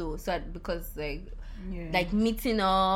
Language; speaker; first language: English; non-native, local second language; Yoruba